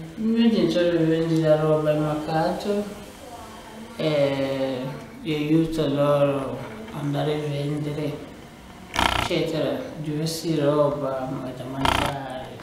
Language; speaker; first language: Italian; non-native, learner; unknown